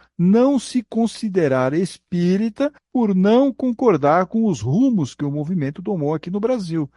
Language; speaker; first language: Portuguese; native; Portuguese